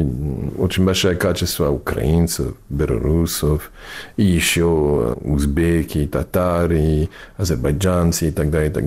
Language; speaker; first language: Russian; non-native, fluent; English